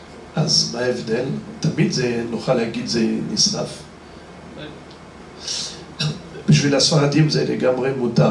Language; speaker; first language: Hebrew; non-native, fluent; French